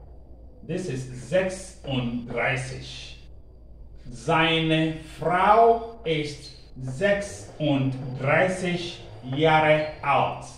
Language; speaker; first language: German; non-native, learner; Akan